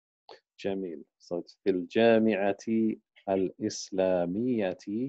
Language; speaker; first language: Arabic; non-native, fluent; English